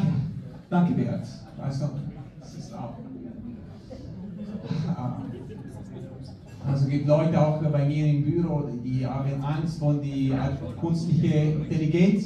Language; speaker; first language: German; non-native, fluent; Spanish